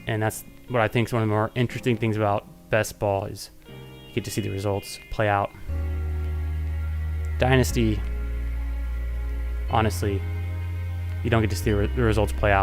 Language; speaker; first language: English; native; English